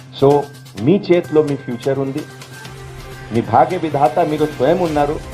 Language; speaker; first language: Telugu; non-native, fluent; Hindi